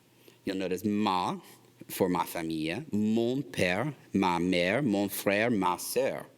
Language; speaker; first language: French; non-native, fluent; English